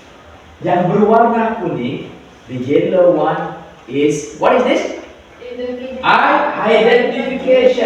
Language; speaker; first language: English; non-native, learner; Indonesian